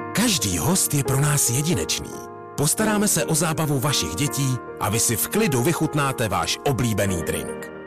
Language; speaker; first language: Czech; early bilingual, other home language; Vietnamese